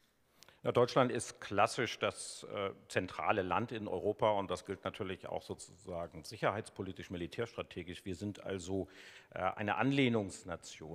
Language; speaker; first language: German; native; German